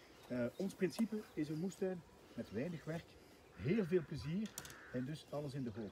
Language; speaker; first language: Dutch; native; Dutch